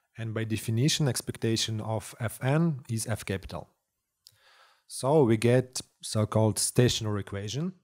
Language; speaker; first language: English; non-native, fluent; Russian